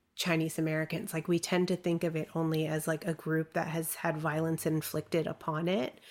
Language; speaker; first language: English; early bilingual, other home language; Chinese